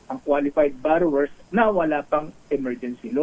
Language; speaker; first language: Filipino; native; Filipino